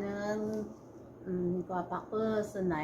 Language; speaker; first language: Korean; non-native, learner; Cebuano